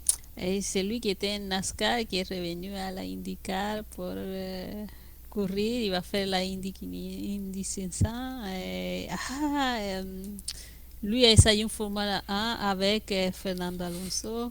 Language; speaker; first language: French; non-native, fluent; Spanish